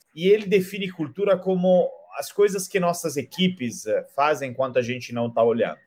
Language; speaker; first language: Portuguese; non-native, fluent; Italian